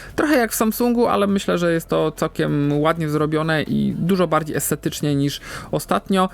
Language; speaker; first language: Polish; native; Polish